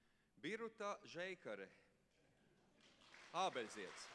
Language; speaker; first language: Latvian; native; Latvian